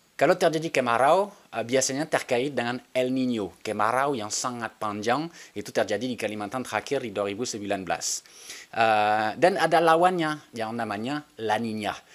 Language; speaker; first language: Indonesian; non-native, fluent; French